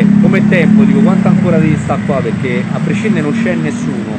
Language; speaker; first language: Italian; native; Italian